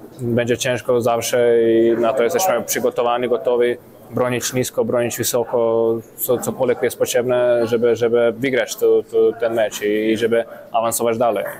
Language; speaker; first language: Polish; non-native, fluent; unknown